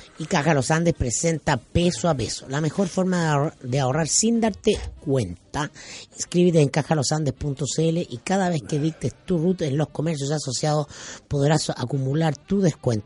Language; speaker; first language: Spanish; native; Spanish